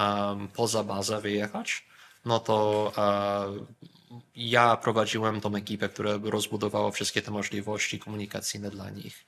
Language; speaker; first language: Polish; early bilingual, heritage; Polish